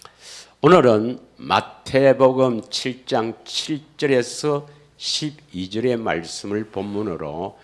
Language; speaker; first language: Korean; native; Korean